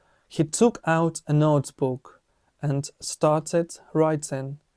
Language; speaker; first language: English; non-native, fluent; Ukrainian